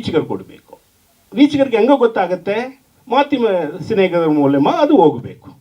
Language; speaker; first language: Kannada; non-native, fluent; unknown